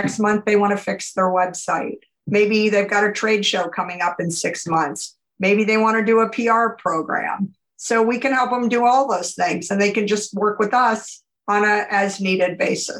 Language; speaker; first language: English; native; English